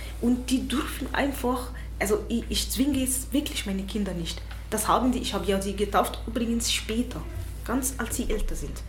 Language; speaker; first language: German; non-native, fluent; Arabic